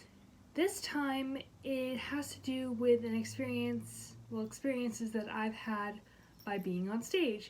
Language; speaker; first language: English; native; English